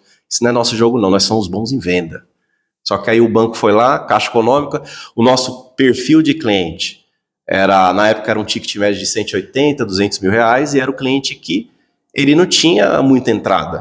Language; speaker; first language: Portuguese; native; Portuguese